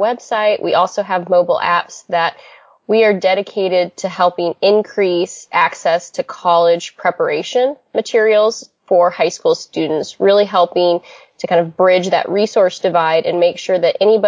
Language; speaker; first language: English; native; English